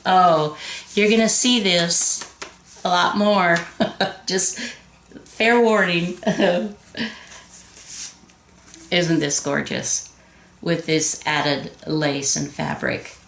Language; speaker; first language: English; native; English